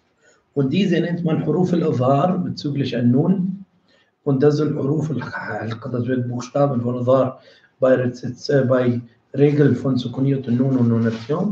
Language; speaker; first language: German; non-native, fluent; Arabic